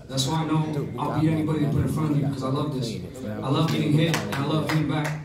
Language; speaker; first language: English; early bilingual, other home language; Spanish